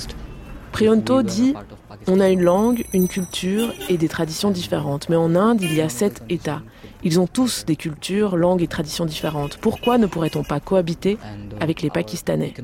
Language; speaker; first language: French; native; French